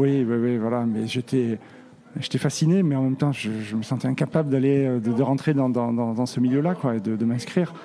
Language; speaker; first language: French; native; French